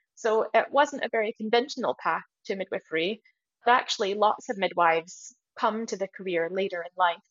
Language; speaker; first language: English; native; English